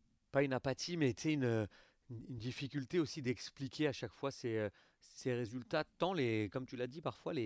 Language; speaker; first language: French; native; French